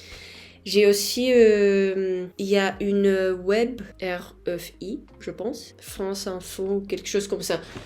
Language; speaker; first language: French; non-native, fluent; Spanish